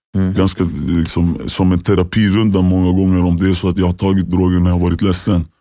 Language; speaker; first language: Swedish; native; Swedish